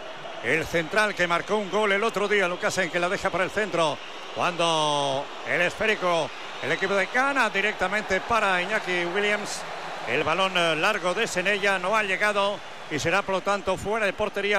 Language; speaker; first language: Spanish; native; Spanish